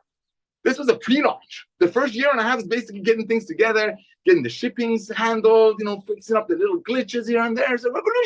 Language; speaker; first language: English; native; English